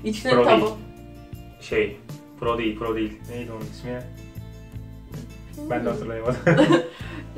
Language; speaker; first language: Turkish; native; Turkish